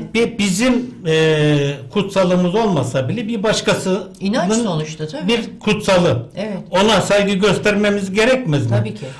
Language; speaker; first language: Turkish; native; Turkish